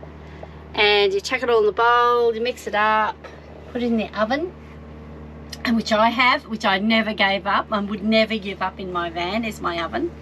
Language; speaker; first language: English; native; English